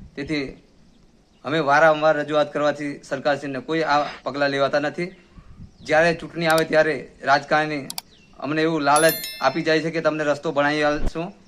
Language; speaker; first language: Gujarati; native; Gujarati